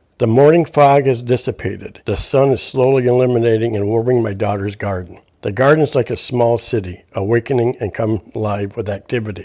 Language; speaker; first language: English; native; English